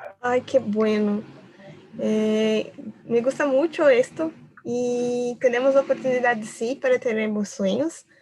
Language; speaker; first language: Spanish; non-native, learner; Portuguese